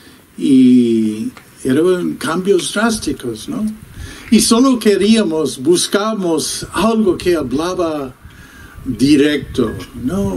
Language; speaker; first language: Spanish; non-native, fluent; English